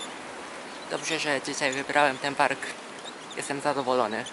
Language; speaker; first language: Polish; non-native, fluent; Japanese